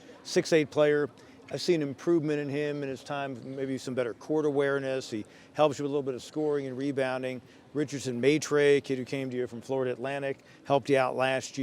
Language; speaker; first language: English; native; English